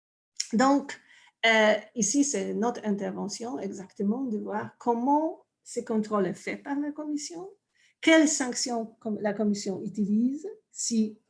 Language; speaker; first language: French; non-native, fluent; Polish